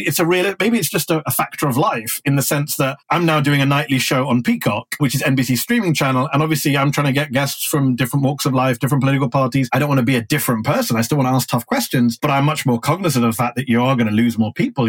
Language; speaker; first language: English; native; English